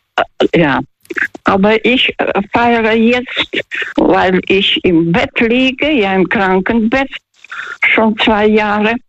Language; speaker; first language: German; non-native, fluent; Russian